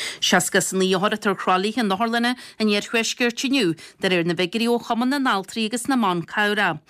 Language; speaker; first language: Irish; native; Irish